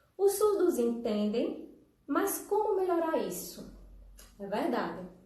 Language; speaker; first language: Portuguese; native; Portuguese